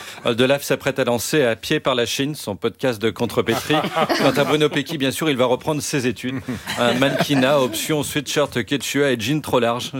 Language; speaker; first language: French; native; French